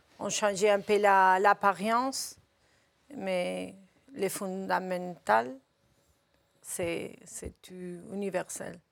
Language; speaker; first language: French; non-native, learner; Spanish